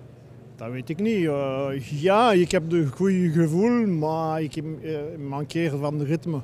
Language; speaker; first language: Dutch; non-native, local second language; French